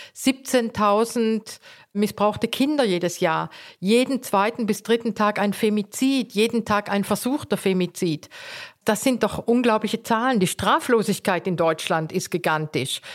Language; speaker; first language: German; native; German